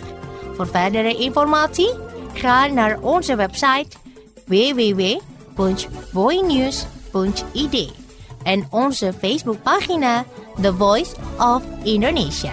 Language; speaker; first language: Dutch; non-native, fluent; Indonesian